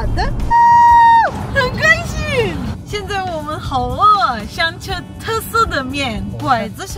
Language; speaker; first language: Chinese; non-native, learner; Armenian